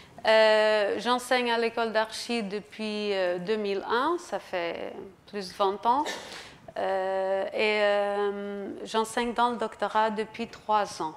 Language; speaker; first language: French; non-native, fluent; Portuguese